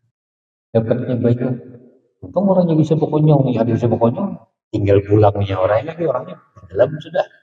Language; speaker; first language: Indonesian; non-native, local second language; Banjar